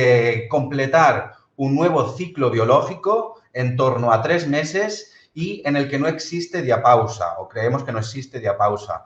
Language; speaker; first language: Spanish; native; Spanish